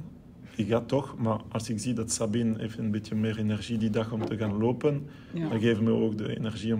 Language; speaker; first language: Dutch; non-native, local second language; French